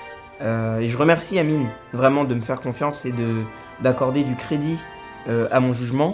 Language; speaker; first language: French; native; French